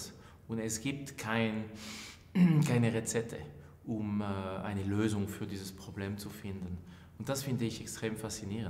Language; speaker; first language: German; non-native, local second language; French